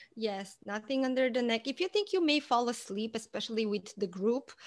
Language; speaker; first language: English; non-native, fluent; Portuguese